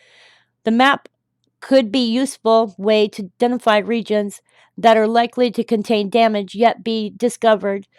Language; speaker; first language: English; native; English